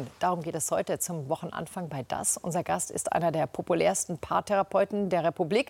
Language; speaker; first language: German; native; German